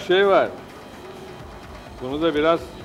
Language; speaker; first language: Turkish; native; Turkish